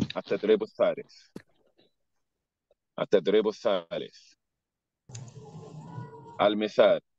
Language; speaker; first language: Arabic; non-native, learner; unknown